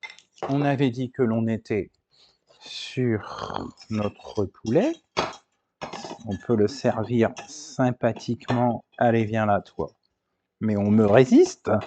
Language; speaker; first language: French; native; French